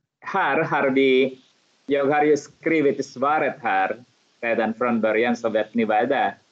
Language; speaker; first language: Swedish; non-native, fluent; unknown